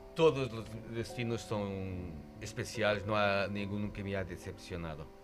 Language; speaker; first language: Spanish; non-native, fluent; Portuguese